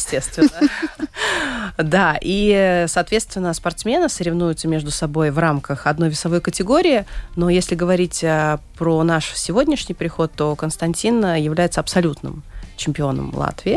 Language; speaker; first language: Russian; native; Russian